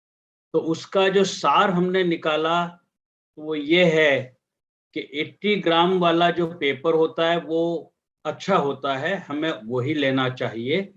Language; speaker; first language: Hindi; native; Hindi